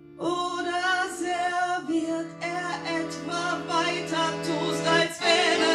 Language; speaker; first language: German; native; German